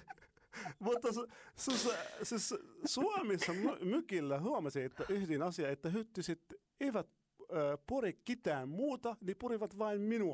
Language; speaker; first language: Finnish; non-native, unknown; Arabic